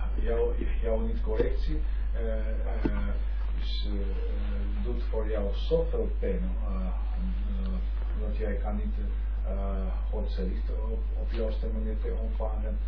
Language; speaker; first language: Dutch; non-native, learner; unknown